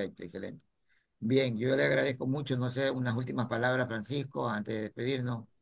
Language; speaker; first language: Spanish; native; Spanish